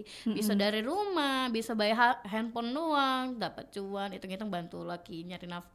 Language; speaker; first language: Indonesian; native; Indonesian